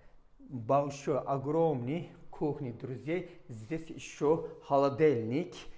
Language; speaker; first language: Russian; non-native, learner; Turkish